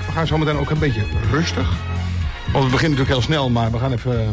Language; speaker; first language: Dutch; native; Dutch